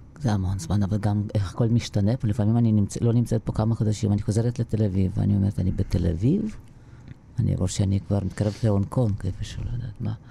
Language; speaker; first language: Hebrew; non-native, fluent; Russian